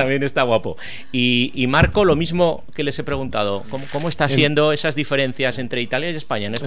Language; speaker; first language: Spanish; native; Spanish